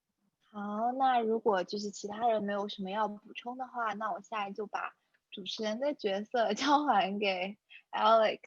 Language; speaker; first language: Chinese; native; Chinese